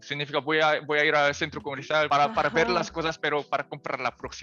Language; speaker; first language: Spanish; non-native, fluent; Korean